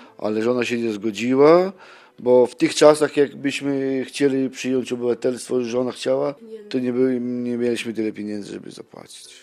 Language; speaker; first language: Polish; native; Polish